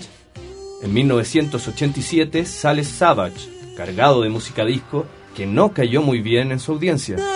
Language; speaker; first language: Spanish; native; Spanish